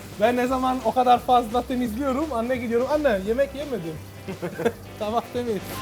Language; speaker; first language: Turkish; non-native, learner; Italian